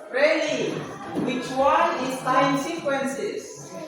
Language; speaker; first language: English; non-native, learner; Indonesian